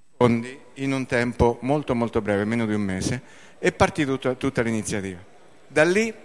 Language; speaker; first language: Italian; native; Italian